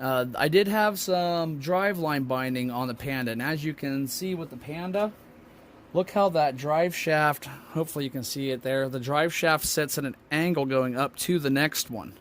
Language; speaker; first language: English; native; English